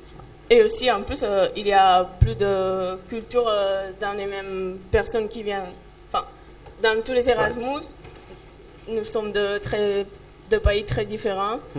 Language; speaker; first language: French; non-native, fluent; Catalan